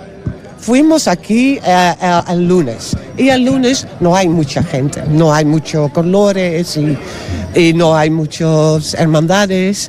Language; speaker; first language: Spanish; non-native, learner; Dutch